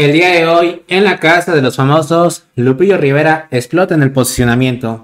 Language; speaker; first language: Spanish; native; Spanish